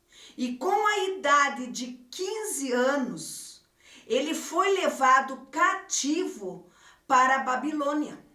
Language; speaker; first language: Portuguese; native; Portuguese